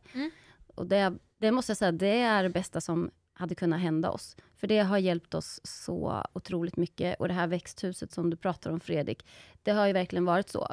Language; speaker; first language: Swedish; native; Swedish